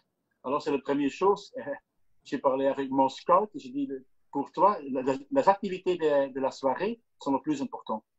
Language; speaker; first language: French; non-native, local second language; Dutch